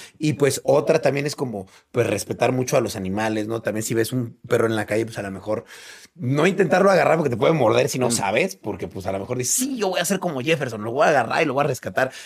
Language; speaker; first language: Spanish; native; Spanish